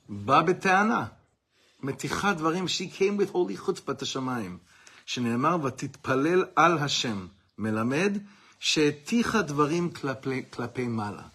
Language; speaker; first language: Hebrew; non-native, fluent; English